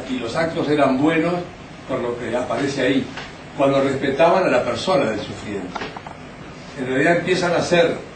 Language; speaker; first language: Spanish; native; Spanish